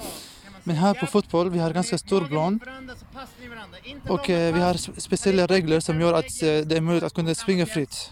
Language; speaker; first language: Swedish; non-native, fluent; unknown